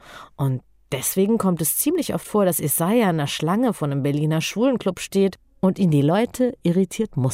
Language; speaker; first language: German; native; German